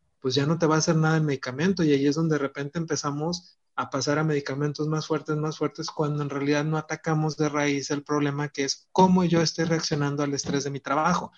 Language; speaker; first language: Spanish; native; Spanish